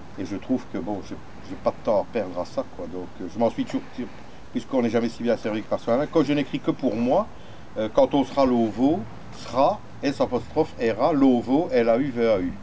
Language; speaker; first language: French; native; French